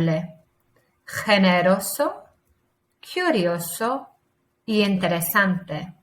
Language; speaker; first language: Spanish; non-native, fluent; English